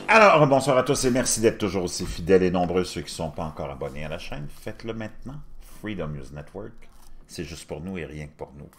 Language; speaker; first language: French; native; French